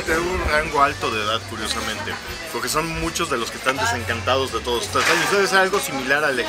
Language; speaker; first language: Spanish; native; Spanish